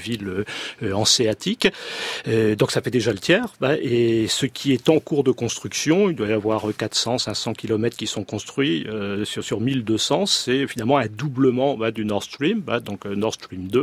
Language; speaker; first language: French; native; French